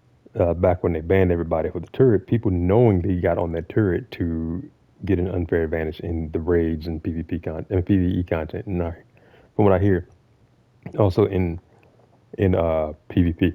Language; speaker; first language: English; native; English